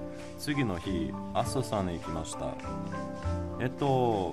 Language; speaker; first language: Japanese; non-native, learner; English